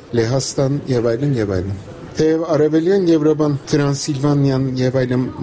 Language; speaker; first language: Armenian; native; Armenian